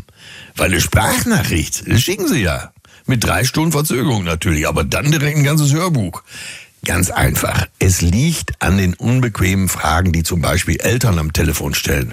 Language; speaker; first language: German; native; German